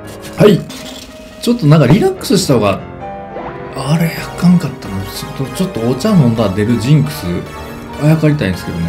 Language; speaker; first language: Japanese; native; Japanese